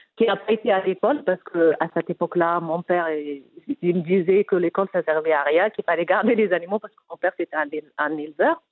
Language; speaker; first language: French; non-native, local second language; Arabic